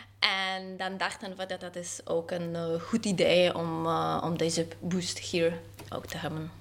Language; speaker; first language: Dutch; non-native, fluent; Polish